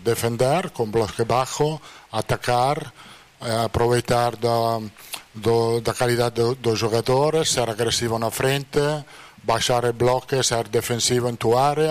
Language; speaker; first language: Portuguese; non-native, fluent; Italian